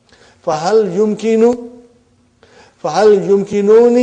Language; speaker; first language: Arabic; non-native, fluent; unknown